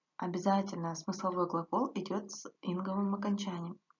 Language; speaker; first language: Russian; non-native, local second language; Kazakh